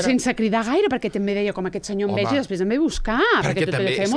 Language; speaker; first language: Catalan; native; Catalan